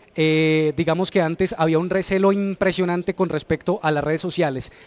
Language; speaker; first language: Spanish; native; Spanish